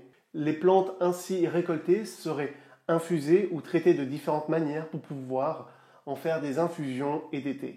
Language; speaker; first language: French; native; French